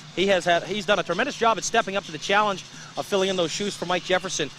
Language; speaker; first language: English; native; English